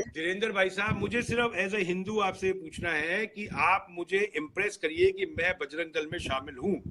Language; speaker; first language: Hindi; native; Hindi